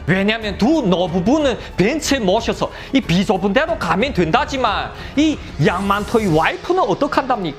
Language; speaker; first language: Korean; native; Korean